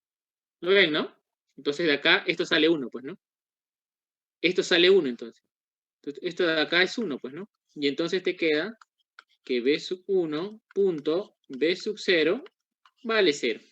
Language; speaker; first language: Spanish; native; Spanish